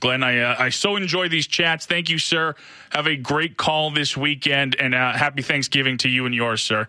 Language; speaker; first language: English; native; English